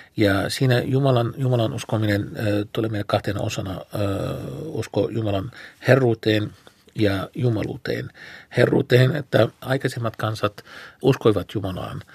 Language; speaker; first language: Finnish; non-native, fluent; Arabic